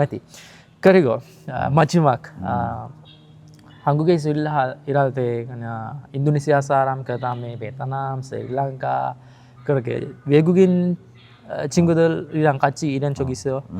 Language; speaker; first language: Korean; non-native, fluent; Sinhala